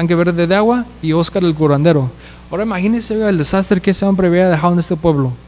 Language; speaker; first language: Spanish; early bilingual, heritage; Spanish